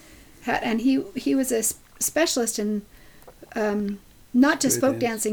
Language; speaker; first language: English; native; English